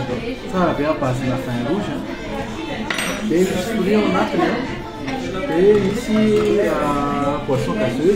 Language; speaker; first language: French; non-native, local second language; Malagasy